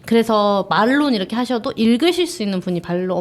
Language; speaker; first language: Korean; native; Korean